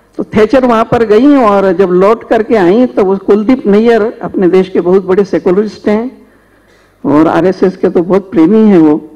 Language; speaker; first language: Hindi; native; Hindi